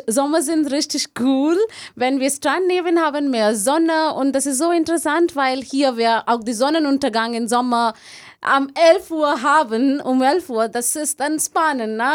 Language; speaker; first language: German; non-native, learner; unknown